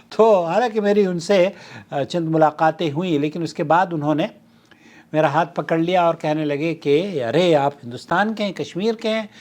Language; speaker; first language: Urdu; native; Urdu